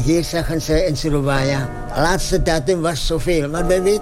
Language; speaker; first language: Dutch; non-native, local second language; Indonesian